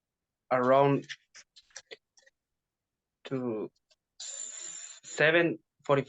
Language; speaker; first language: English; non-native, learner; Spanish